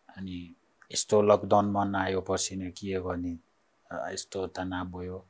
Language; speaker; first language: Nepali; non-native, learner; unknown